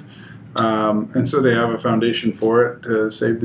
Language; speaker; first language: English; native; English